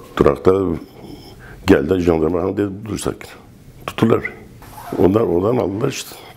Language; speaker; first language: Turkish; non-native, local second language; Kurdish